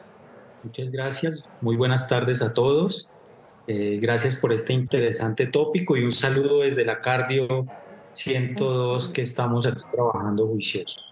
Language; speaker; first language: Spanish; native; Spanish